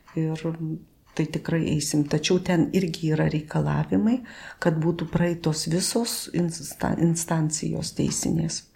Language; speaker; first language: Lithuanian; native; Lithuanian